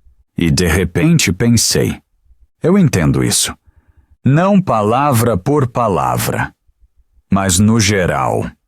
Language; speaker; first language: Portuguese; non-native, fluent; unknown